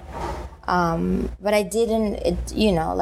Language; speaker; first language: English; non-native, fluent; Spanish